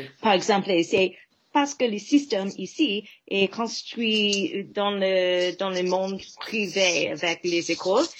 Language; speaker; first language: French; non-native, fluent; English